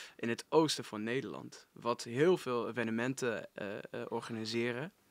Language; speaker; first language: Dutch; non-native, fluent; English